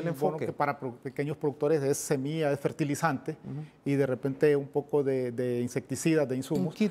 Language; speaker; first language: Spanish; native; Spanish